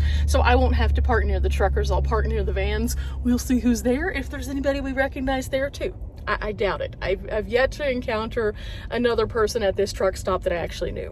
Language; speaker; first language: English; native; English